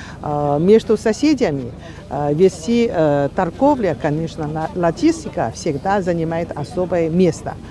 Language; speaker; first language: Russian; non-native, fluent; Chinese